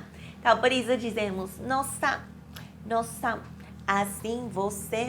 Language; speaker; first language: Portuguese; non-native, fluent; Spanish